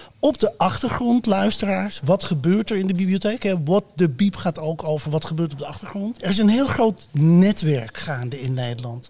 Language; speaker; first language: Dutch; native; Dutch